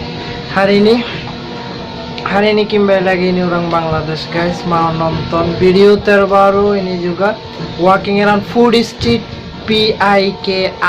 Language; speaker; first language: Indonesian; non-native, learner; Bangla